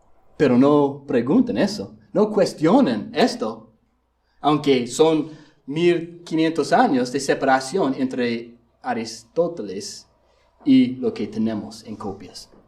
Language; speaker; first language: Spanish; non-native, fluent; English